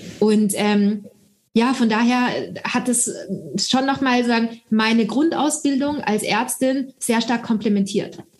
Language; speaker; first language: German; early bilingual, other home language; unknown